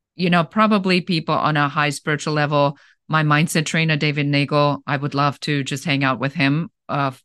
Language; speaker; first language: English; non-native, fluent; German